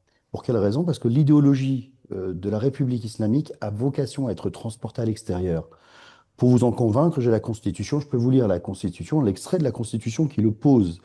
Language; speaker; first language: French; non-native, fluent; Persian